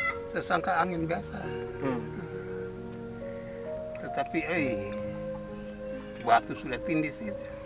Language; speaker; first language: Indonesian; non-native, local second language; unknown